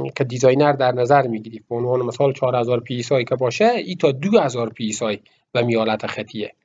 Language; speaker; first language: Persian; native; Persian